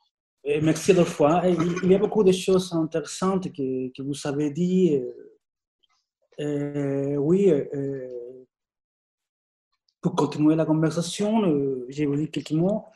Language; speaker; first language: French; non-native, fluent; Spanish